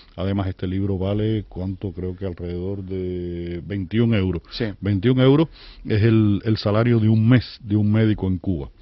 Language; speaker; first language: Spanish; native; Spanish